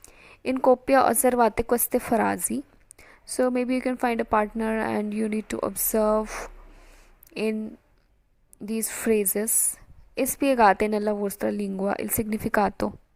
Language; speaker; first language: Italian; non-native, fluent; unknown